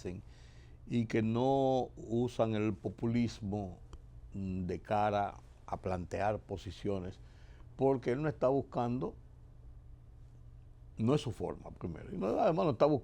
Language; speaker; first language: Spanish; native; Spanish